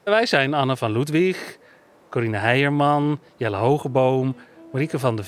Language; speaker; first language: Dutch; native; Dutch